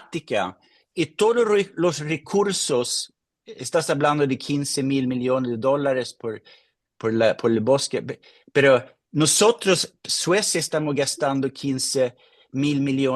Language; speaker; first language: Spanish; non-native, fluent; Swedish